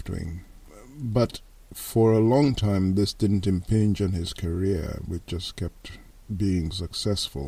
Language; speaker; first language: English; non-native, local second language; Yoruba